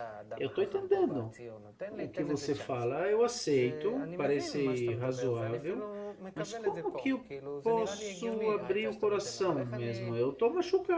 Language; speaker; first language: Portuguese; non-native, fluent; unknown